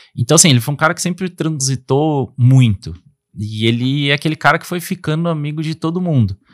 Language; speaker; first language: Portuguese; native; Portuguese